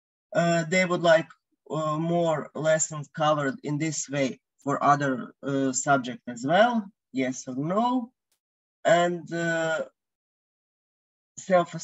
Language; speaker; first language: English; non-native, fluent; Croatian